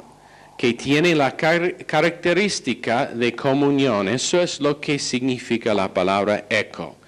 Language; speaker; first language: Spanish; non-native, fluent; English